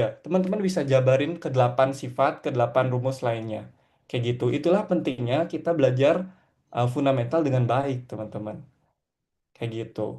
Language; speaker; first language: Indonesian; native; Indonesian